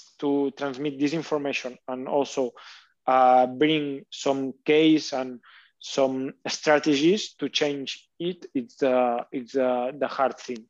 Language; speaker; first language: English; non-native, learner; Catalan